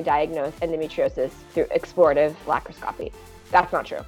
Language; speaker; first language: English; native; English